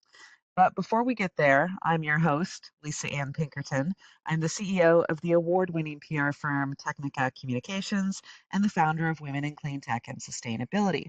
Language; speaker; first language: English; native; English